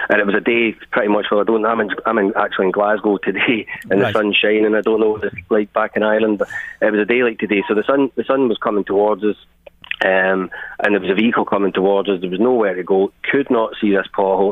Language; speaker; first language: English; native; English